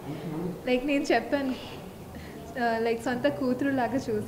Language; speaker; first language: Telugu; non-native, local second language; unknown